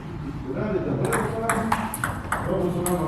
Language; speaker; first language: Hebrew; non-native, learner; Russian